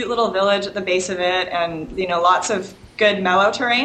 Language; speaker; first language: English; native; English